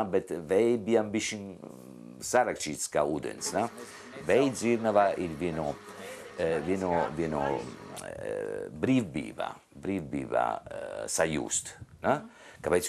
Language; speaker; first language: Latvian; non-native, learner; Italian